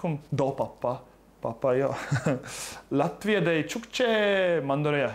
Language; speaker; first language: Korean; non-native, learner; Latvian